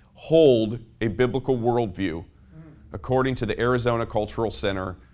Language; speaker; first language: English; native; English